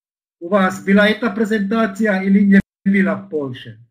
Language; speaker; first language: Polish; non-native, learner; Slovak